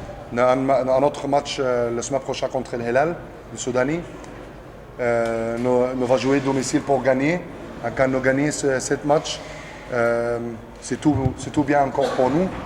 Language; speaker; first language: French; non-native, learner; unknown